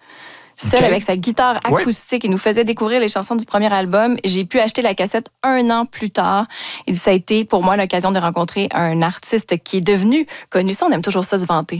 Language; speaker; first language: French; native; French